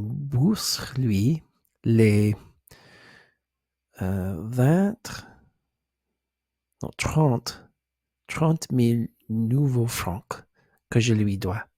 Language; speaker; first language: French; non-native, learner; English